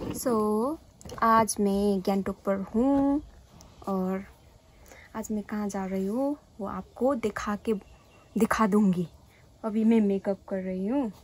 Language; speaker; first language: Hindi; non-native, local second language; Nepali